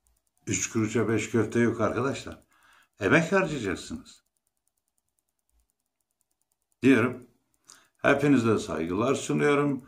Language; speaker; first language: Turkish; native; Turkish